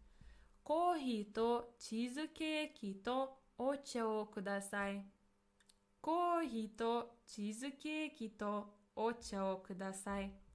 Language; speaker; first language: Japanese; non-native, fluent; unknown